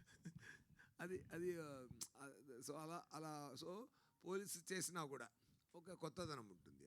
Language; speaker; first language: Telugu; non-native, learner; Tamil